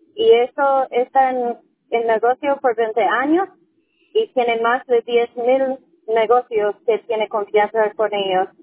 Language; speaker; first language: Spanish; non-native, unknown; English